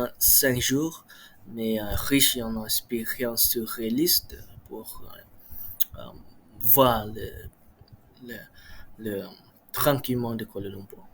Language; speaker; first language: French; non-native, learner; Malay